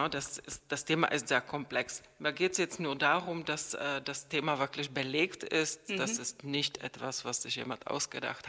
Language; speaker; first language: German; non-native, fluent; Czech